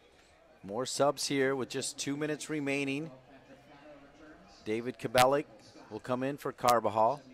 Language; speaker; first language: English; native; English